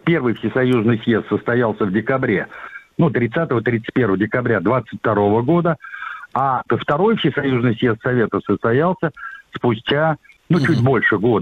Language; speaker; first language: Russian; native; Russian